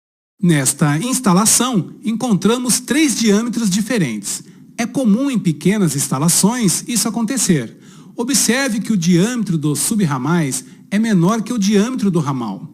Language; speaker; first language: Portuguese; native; Portuguese